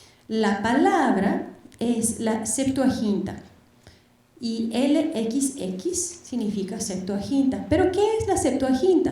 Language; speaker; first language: Spanish; non-native, fluent; Bulgarian